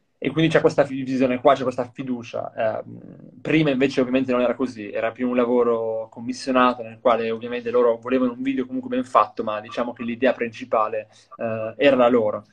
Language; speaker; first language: Italian; native; Italian